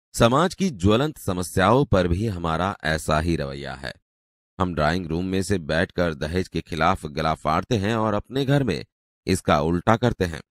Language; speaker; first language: Hindi; non-native, local second language; Gujarati